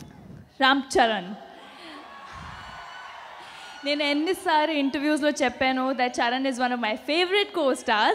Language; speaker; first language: Telugu; non-native, fluent; Punjabi